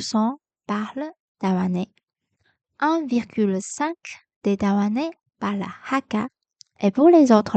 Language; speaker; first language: French; non-native, fluent; Chinese